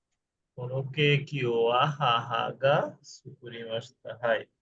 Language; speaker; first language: Japanese; non-native, fluent; Bangla